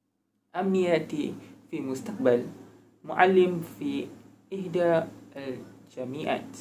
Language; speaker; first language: Arabic; non-native, learner; Malay